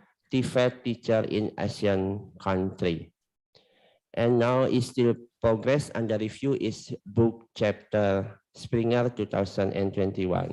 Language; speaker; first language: English; non-native, learner; Indonesian